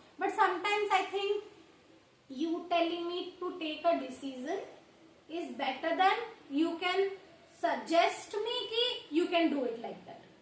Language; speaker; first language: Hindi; non-native, local second language; Odia